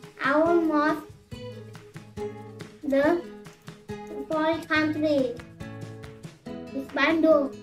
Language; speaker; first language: English; non-native, learner; Indonesian